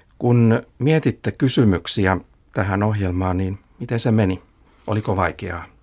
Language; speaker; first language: Finnish; native; Finnish